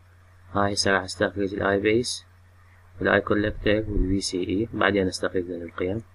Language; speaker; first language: Arabic; native; Arabic